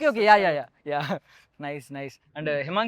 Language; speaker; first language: Telugu; native; Telugu